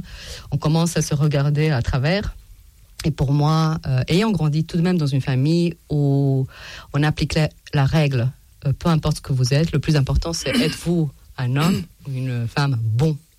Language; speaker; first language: French; non-native, fluent; Serbian